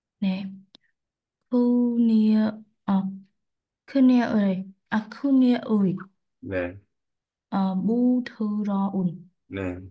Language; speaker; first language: Korean; non-native, learner; Vietnamese